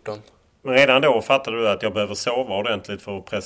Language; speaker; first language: Swedish; native; Swedish